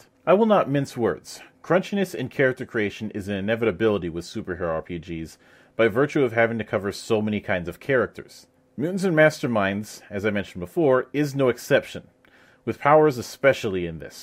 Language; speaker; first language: English; native; English